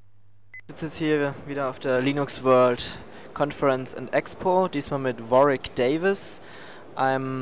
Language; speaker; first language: German; native; German